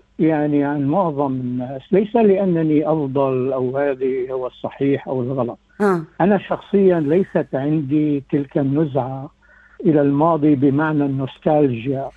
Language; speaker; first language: Arabic; native; Arabic